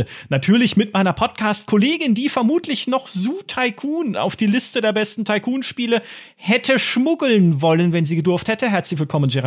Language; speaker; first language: German; native; German